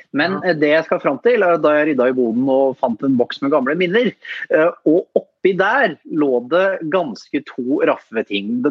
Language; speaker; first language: Norwegian; native; Norwegian